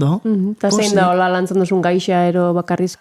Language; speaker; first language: Basque; native; Basque